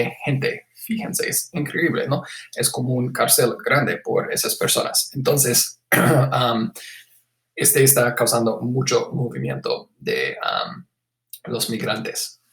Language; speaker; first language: Spanish; non-native, fluent; English